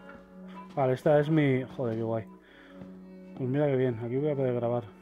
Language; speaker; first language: Spanish; native; Spanish